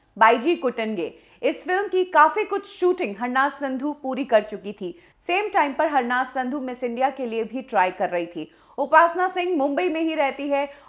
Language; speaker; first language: Hindi; native; Hindi